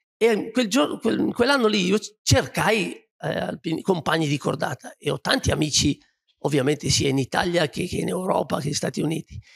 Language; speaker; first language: Italian; native; Italian